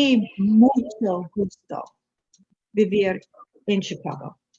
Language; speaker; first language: Spanish; non-native, learner; English